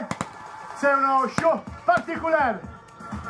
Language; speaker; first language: French; native; French